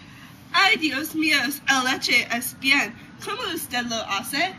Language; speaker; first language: Spanish; non-native, learner; English